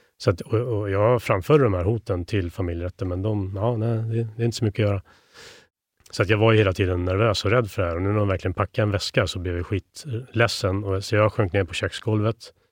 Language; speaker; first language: Swedish; native; Swedish